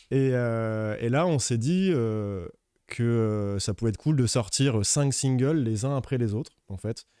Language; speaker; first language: French; native; French